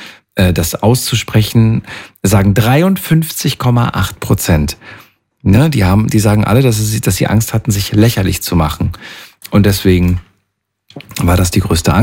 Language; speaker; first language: German; native; German